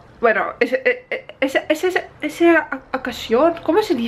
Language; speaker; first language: Spanish; non-native, learner; Russian